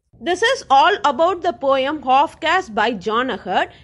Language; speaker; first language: English; non-native, local second language; Tamil